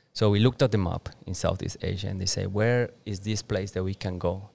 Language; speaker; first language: English; non-native, fluent; Spanish